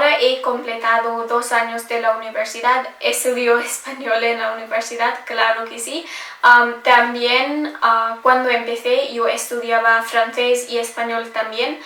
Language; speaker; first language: Spanish; non-native, learner; English